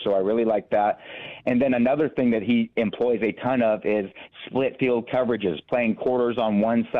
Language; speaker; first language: English; native; English